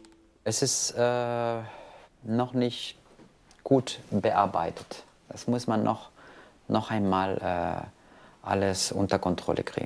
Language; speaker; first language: German; non-native, fluent; Spanish